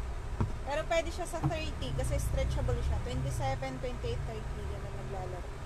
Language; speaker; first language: Filipino; native; Filipino